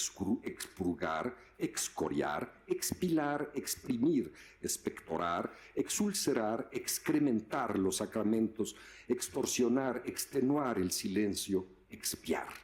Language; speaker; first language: Spanish; native; Spanish